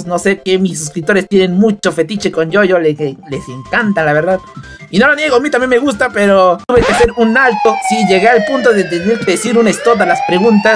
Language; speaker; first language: Spanish; native; Spanish